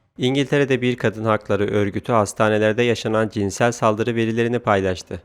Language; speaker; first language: Turkish; native; Turkish